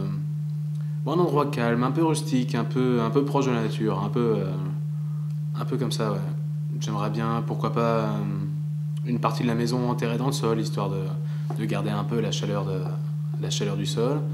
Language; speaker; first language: French; native; French